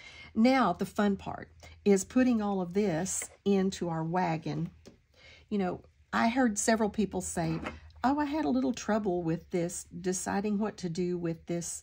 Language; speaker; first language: English; native; English